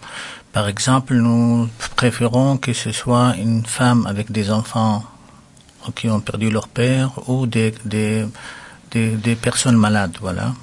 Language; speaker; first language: French; non-native, local second language; Arabic